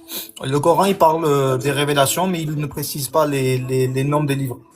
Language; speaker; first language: French; native; French